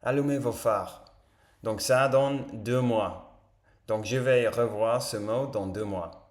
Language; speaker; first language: French; non-native, learner; English